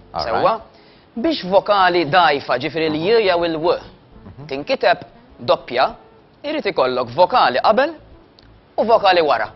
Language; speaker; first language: Maltese; native; Maltese